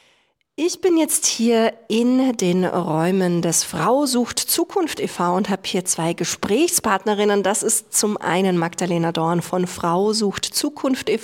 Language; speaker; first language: German; native; German